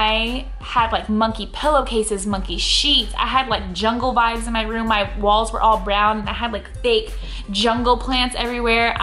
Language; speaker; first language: English; native; English